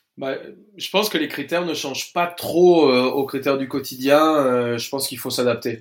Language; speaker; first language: French; non-native, fluent; Spanish